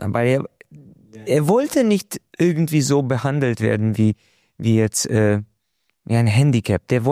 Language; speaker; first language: German; non-native, local second language; Hungarian